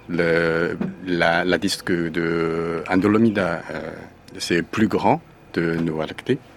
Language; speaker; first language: French; non-native, learner; Chinese